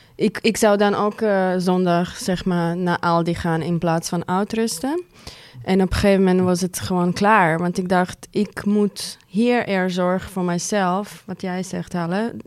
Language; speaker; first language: Dutch; non-native, fluent; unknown